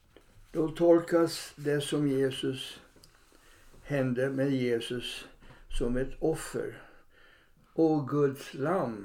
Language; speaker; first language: Swedish; non-native, fluent; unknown